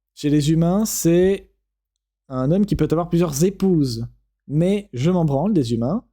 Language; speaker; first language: French; native; French